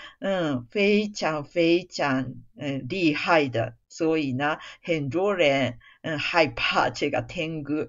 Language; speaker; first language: Chinese; non-native, fluent; Japanese